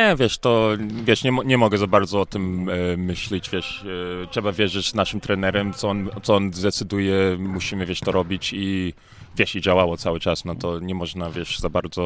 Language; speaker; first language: Polish; early bilingual, heritage; English